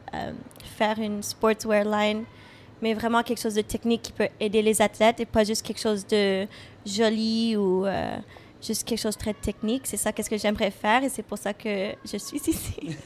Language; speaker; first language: French; non-native, fluent; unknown